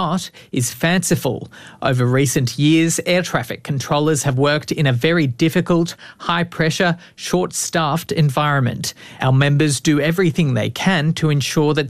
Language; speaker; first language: English; native; English